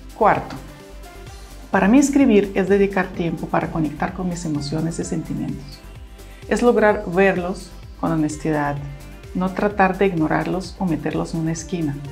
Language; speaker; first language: Spanish; non-native, fluent; Russian